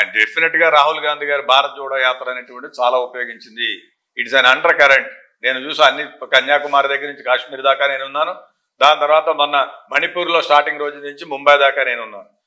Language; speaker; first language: Telugu; native; Telugu